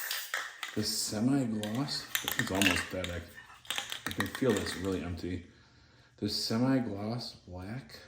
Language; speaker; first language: English; native; English